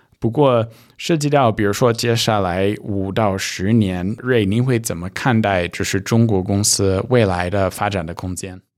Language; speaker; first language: Chinese; early bilingual, heritage; Chinese